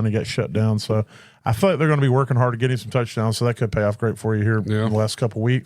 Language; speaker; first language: English; native; English